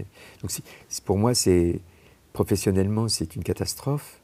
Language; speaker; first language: French; native; French